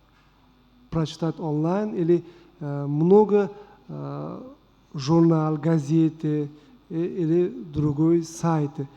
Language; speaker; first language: Russian; non-native, learner; Uzbek